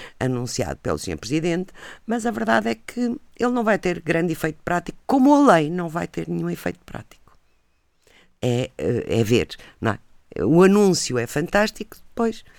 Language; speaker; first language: Portuguese; native; Portuguese